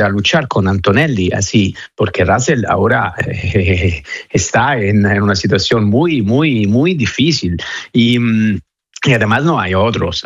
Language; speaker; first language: Spanish; non-native, fluent; Italian